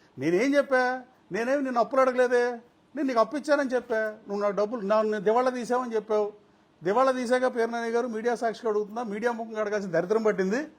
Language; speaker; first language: Telugu; native; Telugu